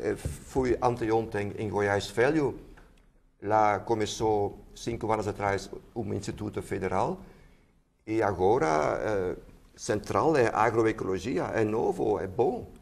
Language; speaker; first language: Portuguese; non-native, fluent; Dutch